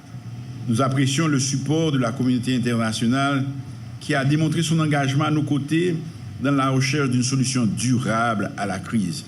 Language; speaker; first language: French; non-native, local second language; Haitian Creole